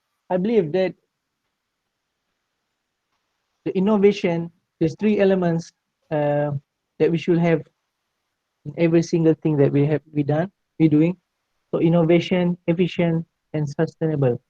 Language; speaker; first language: English; non-native, local second language; Malay